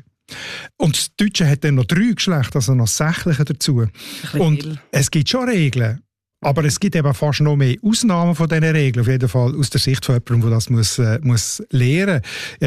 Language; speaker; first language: German; native; German